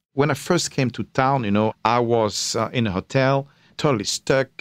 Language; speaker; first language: English; non-native, fluent; French